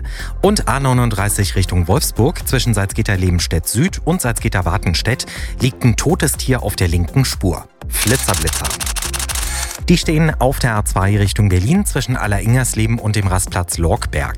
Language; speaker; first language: German; native; German